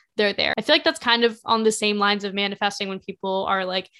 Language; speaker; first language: English; native; English